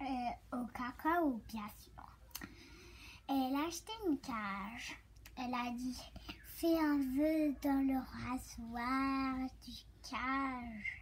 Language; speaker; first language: French; early bilingual, other home language; Turkish